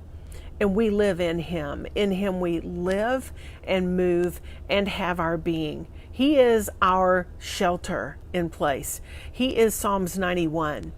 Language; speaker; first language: English; native; English